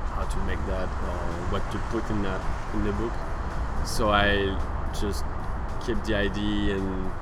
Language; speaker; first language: English; non-native, fluent; French